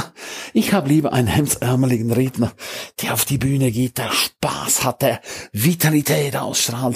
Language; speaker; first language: German; native; German